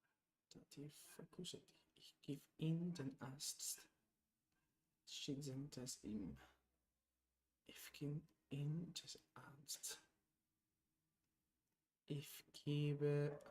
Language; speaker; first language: German; non-native, learner; English